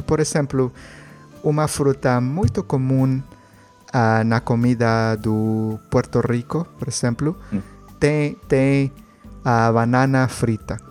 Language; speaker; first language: Portuguese; non-native, learner; Spanish